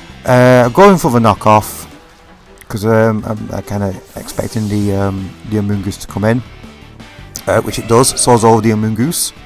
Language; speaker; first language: English; native; English